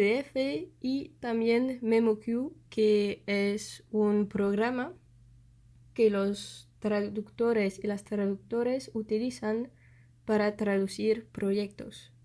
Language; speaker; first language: Spanish; non-native, fluent; French